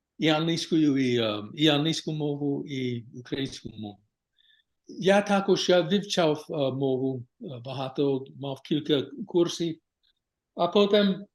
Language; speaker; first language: Ukrainian; non-native, learner; English